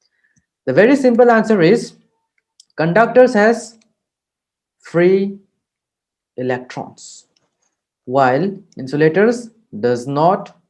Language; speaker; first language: English; non-native, local second language; Hindi